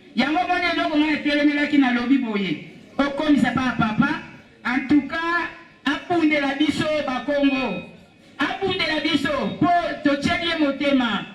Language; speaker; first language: Lingala; non-native, local second language; Kongo